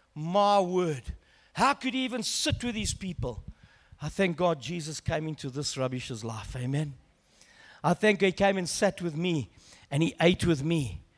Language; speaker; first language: English; native; English